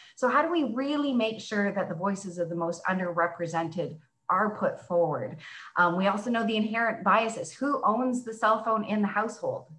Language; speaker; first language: English; native; English